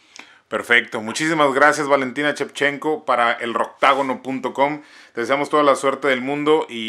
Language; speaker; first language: Spanish; native; Spanish